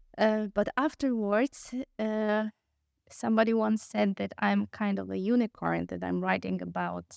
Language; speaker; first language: English; non-native, fluent; Polish